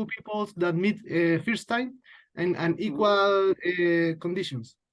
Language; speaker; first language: English; non-native, learner; Spanish